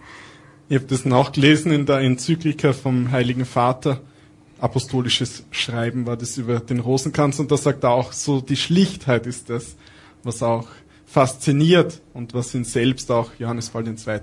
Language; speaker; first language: German; native; German